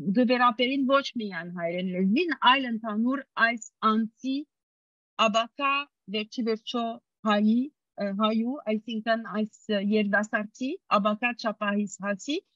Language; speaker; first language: Armenian; early bilingual, heritage; Armenian